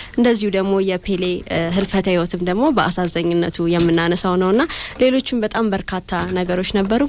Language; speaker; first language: Amharic; native; Amharic